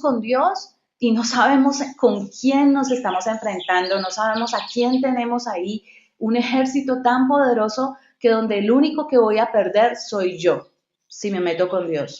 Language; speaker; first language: Spanish; native; Spanish